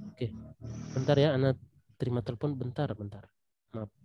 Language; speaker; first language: Indonesian; native; Indonesian